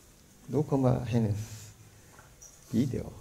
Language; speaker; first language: Swedish; non-native, fluent; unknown